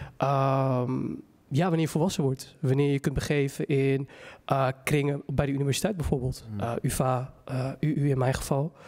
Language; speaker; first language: Dutch; early bilingual, other home language; Somali